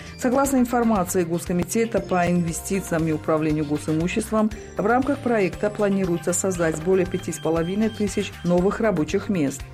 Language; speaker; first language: Russian; non-native, local second language; Tajik